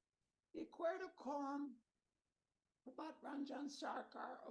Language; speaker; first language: Portuguese; non-native, learner; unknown